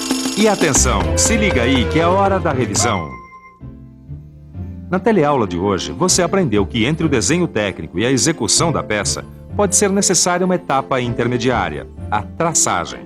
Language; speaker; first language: Portuguese; native; Portuguese